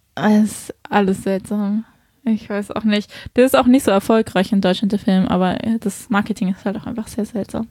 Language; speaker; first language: German; early bilingual, other home language; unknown